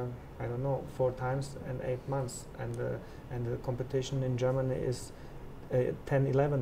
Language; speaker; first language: English; non-native, fluent; German